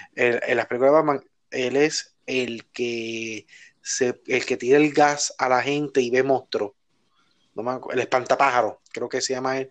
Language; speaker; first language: Spanish; native; Spanish